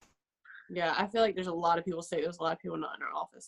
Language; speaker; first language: English; native; English